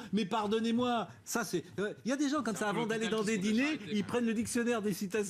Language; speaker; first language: French; native; French